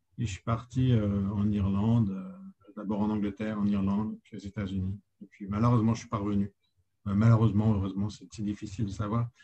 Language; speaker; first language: French; native; French